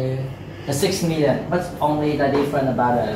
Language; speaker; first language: English; non-native, learner; Vietnamese